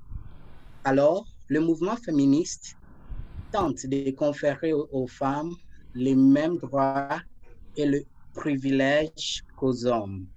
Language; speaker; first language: French; non-native, fluent; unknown